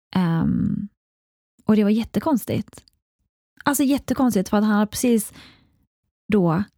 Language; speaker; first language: Swedish; early bilingual, other home language; Arabic